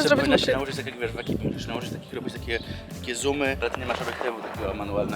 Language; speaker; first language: Polish; native; Polish